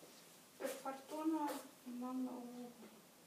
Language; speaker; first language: Italian; non-native, learner; Russian